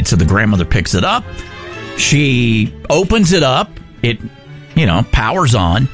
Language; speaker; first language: English; native; English